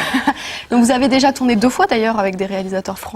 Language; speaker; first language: French; native; French